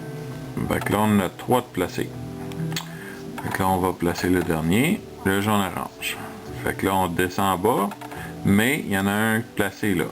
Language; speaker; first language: French; native; French